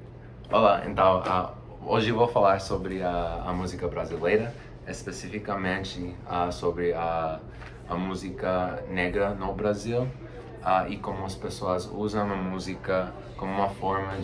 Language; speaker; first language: Portuguese; non-native, fluent; Spanish